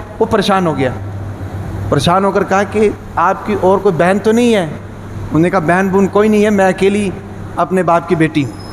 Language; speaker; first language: Urdu; non-native, local second language; Pashto